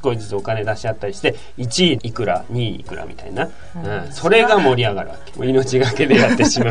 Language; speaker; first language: Japanese; native; Japanese